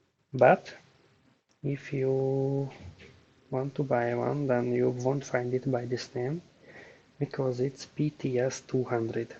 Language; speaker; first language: English; non-native, fluent; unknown